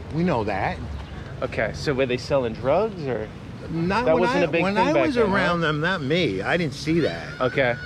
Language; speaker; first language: English; native; English